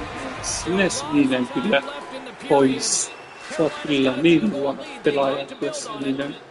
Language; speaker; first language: Finnish; non-native, learner; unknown